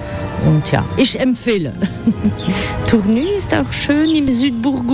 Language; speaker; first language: German; non-native, fluent; French